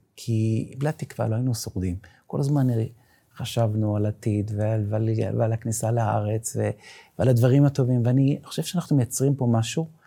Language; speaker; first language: Hebrew; non-native, local second language; Yiddish